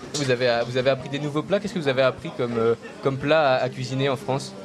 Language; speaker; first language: French; native; French